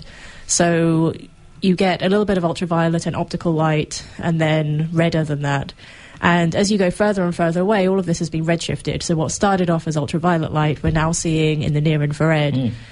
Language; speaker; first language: English; native; English